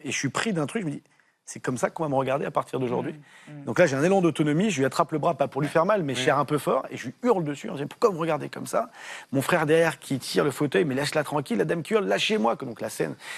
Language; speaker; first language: French; native; French